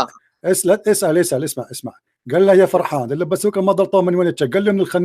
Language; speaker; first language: Arabic; native; Arabic